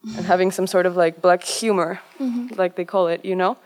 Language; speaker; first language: English; non-native, fluent; Spanish